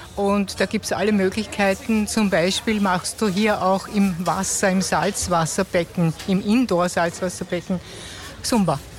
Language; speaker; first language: German; native; German